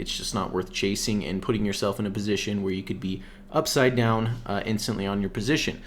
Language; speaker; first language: English; native; English